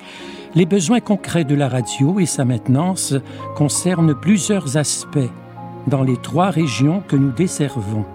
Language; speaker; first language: French; native; French